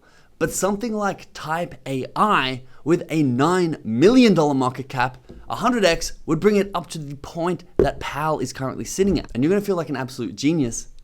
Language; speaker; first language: English; native; English